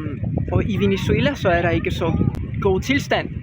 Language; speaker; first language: Danish; non-native, learner; Spanish